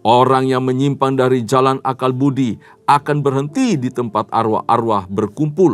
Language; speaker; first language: Indonesian; native; Indonesian